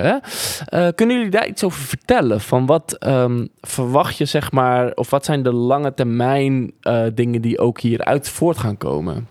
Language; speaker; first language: Dutch; native; Dutch